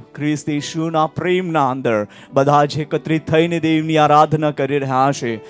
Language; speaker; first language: Gujarati; non-native, local second language; Marathi